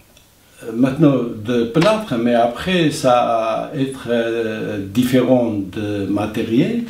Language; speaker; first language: French; non-native, learner; Armenian